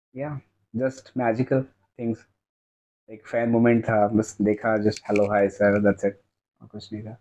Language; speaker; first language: Hindi; non-native, local second language; Odia